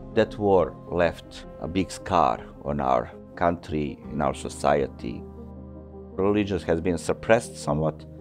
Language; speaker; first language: English; non-native, fluent; Bosnian